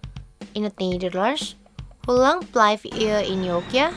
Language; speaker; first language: Dutch; non-native, fluent; Indonesian